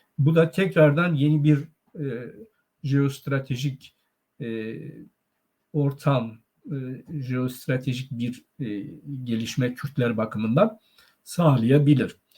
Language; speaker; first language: Turkish; non-native, local second language; Zaza